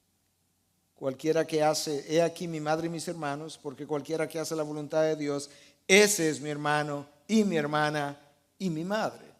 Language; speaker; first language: Spanish; native; Spanish